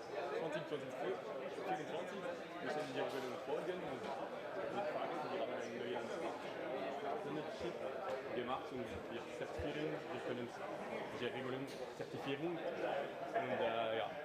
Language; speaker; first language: German; non-native, learner; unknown